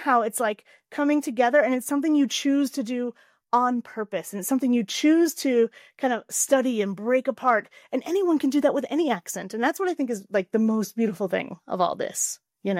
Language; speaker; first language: English; native; English